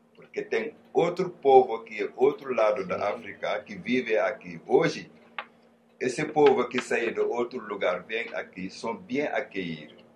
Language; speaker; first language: Portuguese; non-native, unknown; Wolof